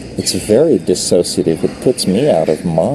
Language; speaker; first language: English; native; English